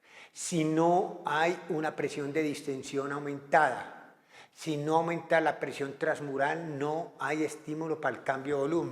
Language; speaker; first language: Spanish; native; Spanish